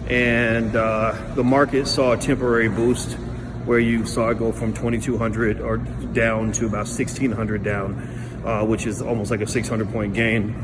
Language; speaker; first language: English; native; English